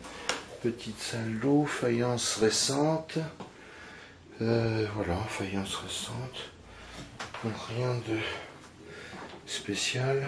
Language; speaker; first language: French; native; French